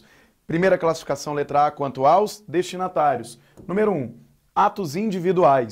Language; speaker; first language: Portuguese; native; Portuguese